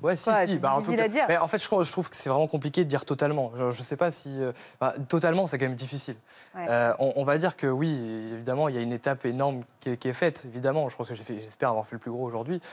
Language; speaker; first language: French; native; French